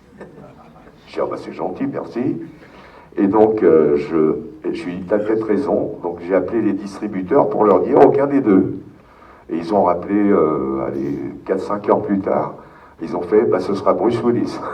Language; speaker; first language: French; native; French